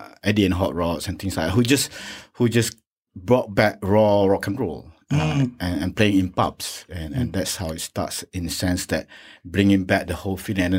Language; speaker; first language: English; non-native, local second language; Malay